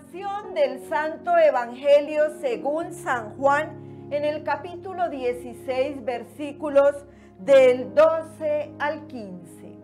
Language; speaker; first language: Spanish; native; Spanish